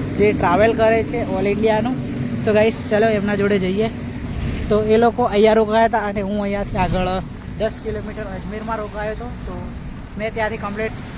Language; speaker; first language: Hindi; non-native, local second language; Gujarati